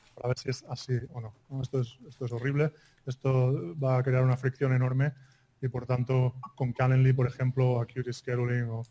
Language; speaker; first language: Spanish; native; Spanish